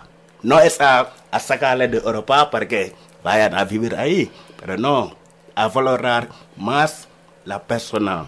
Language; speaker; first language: Spanish; non-native, learner; Wolof